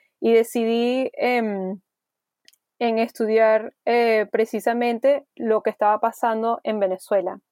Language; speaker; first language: Spanish; early bilingual, heritage; Spanish